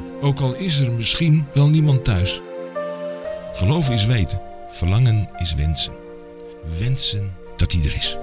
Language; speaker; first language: Dutch; native; Dutch